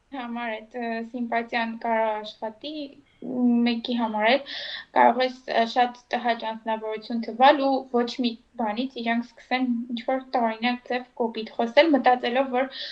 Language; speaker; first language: Armenian; native; Armenian